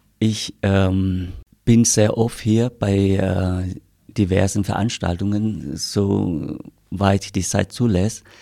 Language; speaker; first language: German; non-native, fluent; Vietnamese